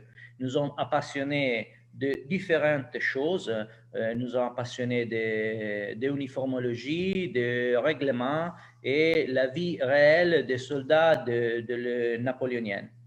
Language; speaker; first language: French; non-native, learner; Italian